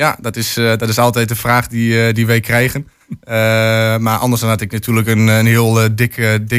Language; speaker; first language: Dutch; native; Dutch